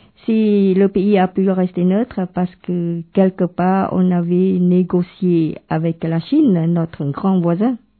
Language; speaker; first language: French; non-native, local second language; Khmer